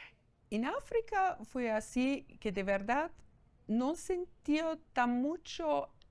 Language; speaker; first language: Spanish; non-native, fluent; German